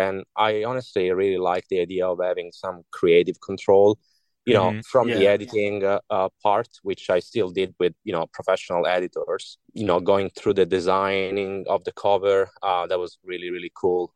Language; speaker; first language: English; non-native, fluent; Italian